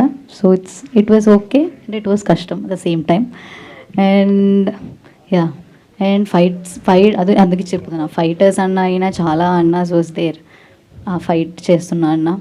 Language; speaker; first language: Telugu; non-native, learner; Malayalam